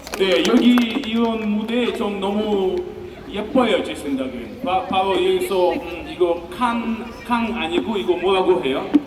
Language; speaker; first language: Korean; non-native, learner; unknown